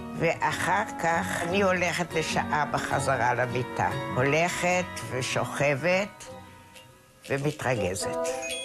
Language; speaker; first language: Hebrew; non-native, fluent; German